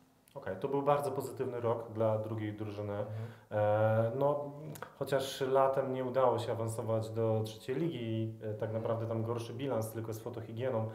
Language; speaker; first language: Polish; native; Polish